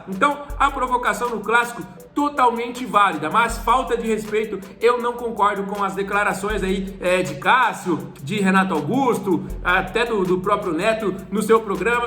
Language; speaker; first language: Portuguese; native; Portuguese